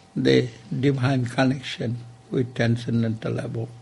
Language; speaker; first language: English; non-native, local second language; Bangla